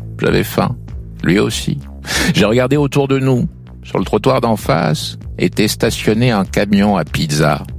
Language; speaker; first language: French; native; French